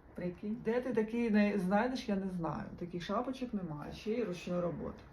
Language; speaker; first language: Ukrainian; non-native, local second language; Russian